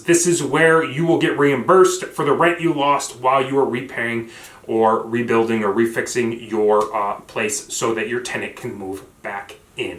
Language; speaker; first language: English; native; English